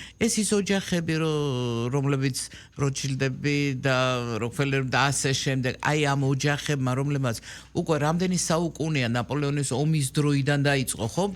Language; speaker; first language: Georgian; native; Georgian